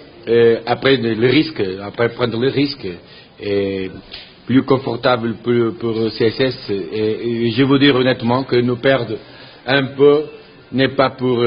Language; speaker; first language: French; non-native, learner; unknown